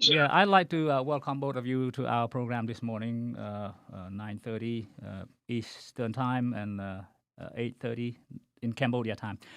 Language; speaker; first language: English; non-native, fluent; Khmer